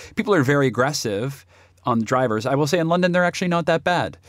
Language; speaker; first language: English; native; English